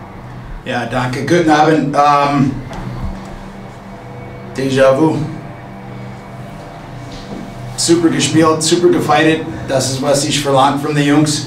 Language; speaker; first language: German; non-native, fluent; English